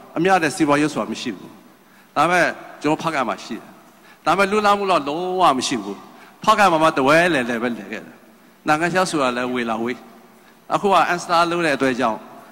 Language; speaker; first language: Burmese; non-native, local second language; Chinese